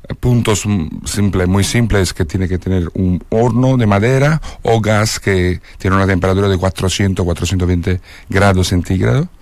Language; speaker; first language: Spanish; non-native, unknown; Italian